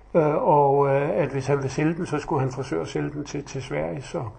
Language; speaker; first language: Danish; native; Danish